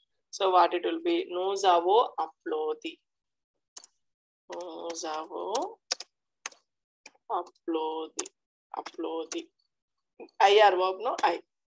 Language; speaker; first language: French; non-native, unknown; Telugu